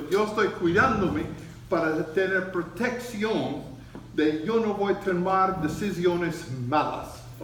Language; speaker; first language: Spanish; non-native, learner; English